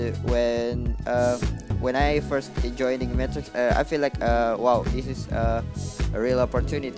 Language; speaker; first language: English; non-native, learner; Indonesian